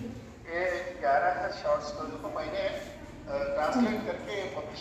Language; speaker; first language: Hindi; non-native, local second language; Kannada